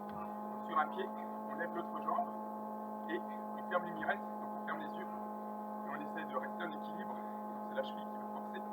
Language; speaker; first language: French; native; French